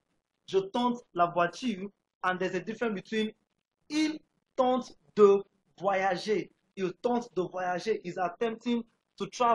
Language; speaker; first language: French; non-native, fluent; English